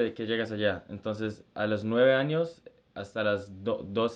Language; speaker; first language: Spanish; early bilingual, heritage; Spanish